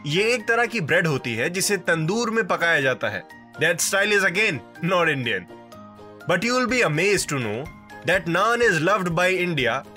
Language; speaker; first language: Hindi; native; Hindi